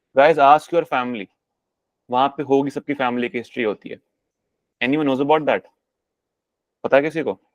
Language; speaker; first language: Hindi; native; Hindi